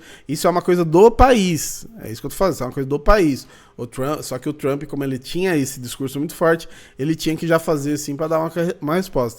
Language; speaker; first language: Portuguese; native; Portuguese